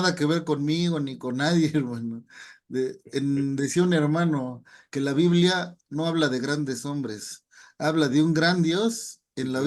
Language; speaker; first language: Spanish; native; Spanish